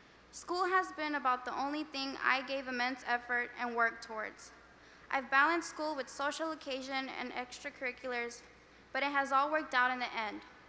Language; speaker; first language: English; early bilingual, other home language; Spanish